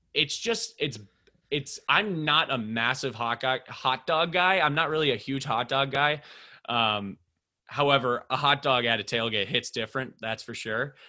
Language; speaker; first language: English; native; English